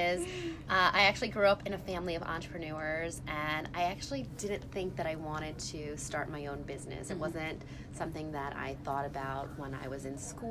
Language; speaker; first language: English; native; English